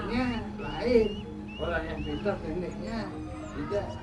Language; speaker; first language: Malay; non-native, local second language; Balinese